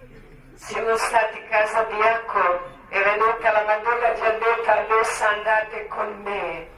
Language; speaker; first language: Italian; non-native, learner; Croatian